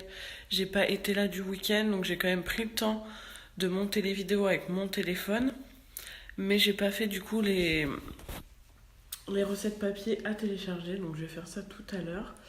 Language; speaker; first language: French; native; French